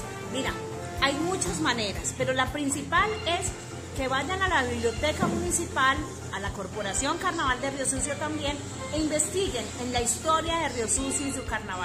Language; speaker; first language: Spanish; native; Spanish